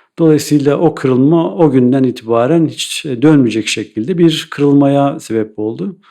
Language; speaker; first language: Turkish; native; Turkish